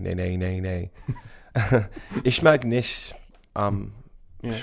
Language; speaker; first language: German; non-native, learner; English